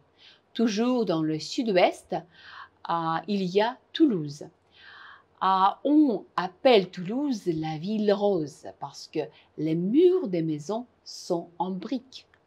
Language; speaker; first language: French; non-native, fluent; Uzbek